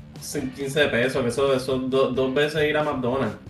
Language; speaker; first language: Spanish; native; Spanish